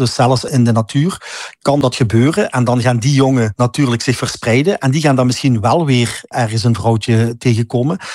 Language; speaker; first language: Dutch; native; Dutch